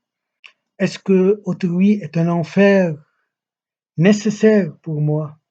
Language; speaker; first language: French; non-native, local second language; Arabic